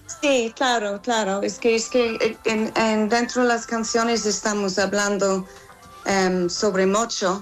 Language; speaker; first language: Spanish; non-native, fluent; English